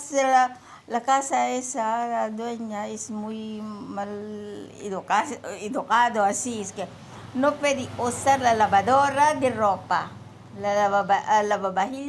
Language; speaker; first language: Spanish; non-native, learner; Filipino